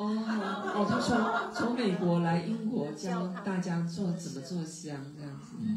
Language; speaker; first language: Chinese; native; Chinese